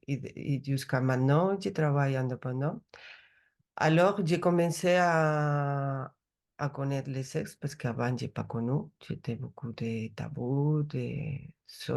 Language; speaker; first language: French; non-native, learner; Spanish